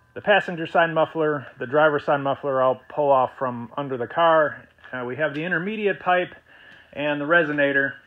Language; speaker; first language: English; native; English